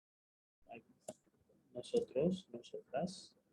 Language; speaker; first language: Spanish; non-native, fluent; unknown